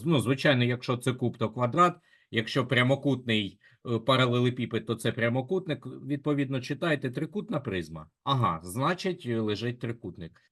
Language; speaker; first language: Ukrainian; native; Ukrainian